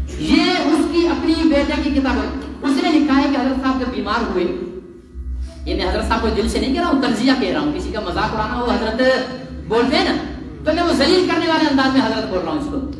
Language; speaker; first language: Urdu; non-native, local second language; Sindhi